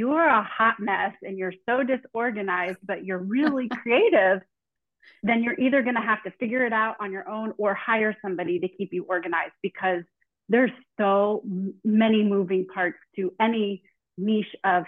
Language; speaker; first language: English; native; English